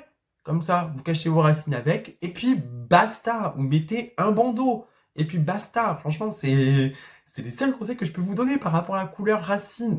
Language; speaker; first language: French; native; French